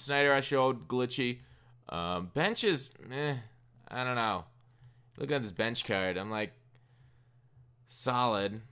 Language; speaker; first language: English; native; English